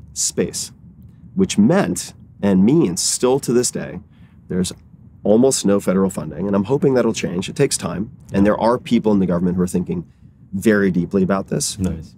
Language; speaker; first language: English; native; English